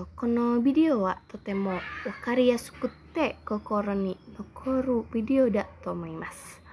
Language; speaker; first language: Japanese; non-native, learner; Indonesian